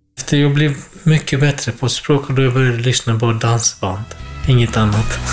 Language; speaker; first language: Swedish; non-native, fluent; Kurdish